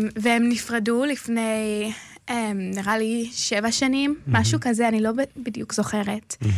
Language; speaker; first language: Hebrew; early bilingual, other home language; English